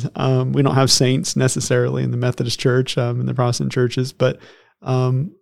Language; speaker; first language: English; native; English